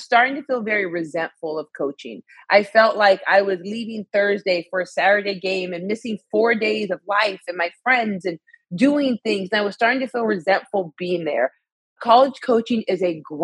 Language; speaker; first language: English; native; English